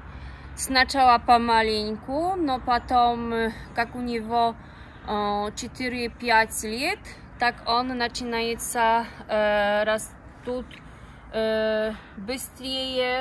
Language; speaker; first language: Russian; non-native, learner; Polish